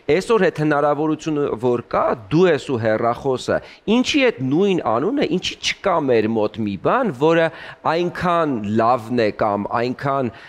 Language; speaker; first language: Armenian; native; Armenian